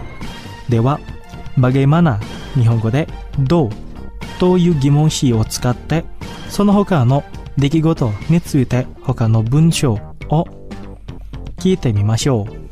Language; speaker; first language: Japanese; non-native, fluent; Indonesian